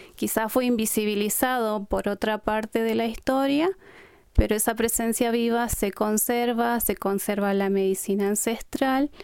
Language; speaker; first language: Spanish; non-native, local second language; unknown